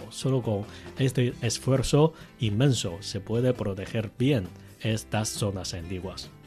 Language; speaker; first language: Spanish; non-native, fluent; Chinese